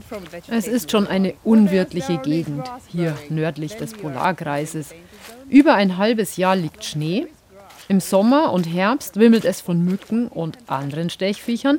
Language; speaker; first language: German; native; German